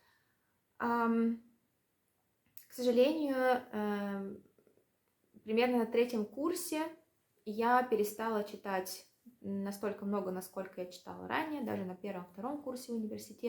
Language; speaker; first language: Russian; native; Russian